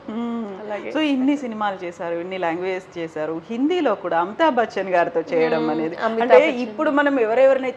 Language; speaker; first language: Telugu; native; Telugu